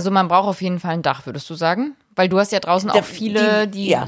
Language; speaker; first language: German; native; German